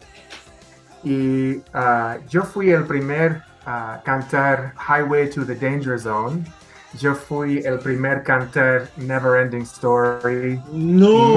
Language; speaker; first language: Spanish; non-native, fluent; English